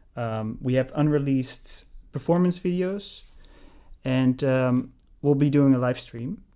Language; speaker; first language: English; non-native, fluent; Dutch